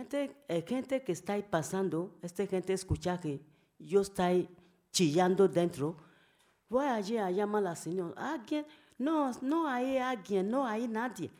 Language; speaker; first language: Spanish; non-native, learner; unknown